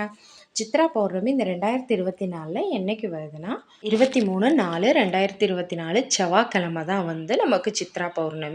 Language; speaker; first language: Tamil; native; Tamil